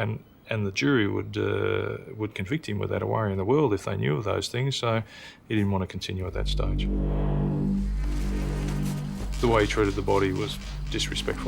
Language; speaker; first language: English; native; English